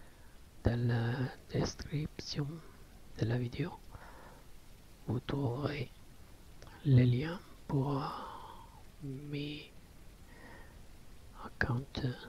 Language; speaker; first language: French; non-native, learner; Italian